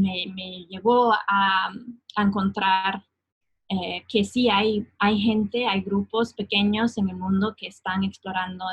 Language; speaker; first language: Spanish; non-native, fluent; English